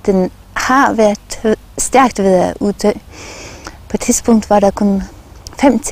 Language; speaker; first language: Danish; non-native, local second language; Faroese